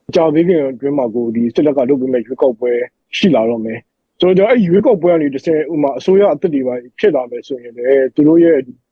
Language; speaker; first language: Burmese; native; Burmese